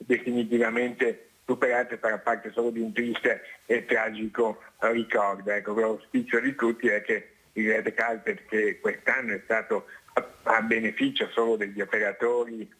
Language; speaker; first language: Italian; native; Italian